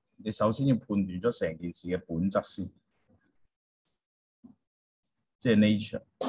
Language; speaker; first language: Chinese; native; Chinese